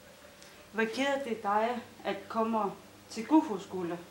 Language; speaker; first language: Danish; non-native, local second language; Kalaallisut